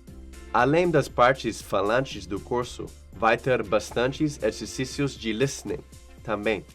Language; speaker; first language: Portuguese; non-native, fluent; English